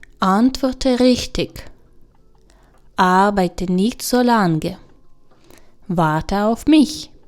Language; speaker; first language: German; non-native, fluent; Ukrainian